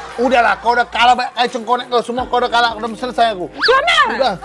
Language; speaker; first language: Indonesian; native; Indonesian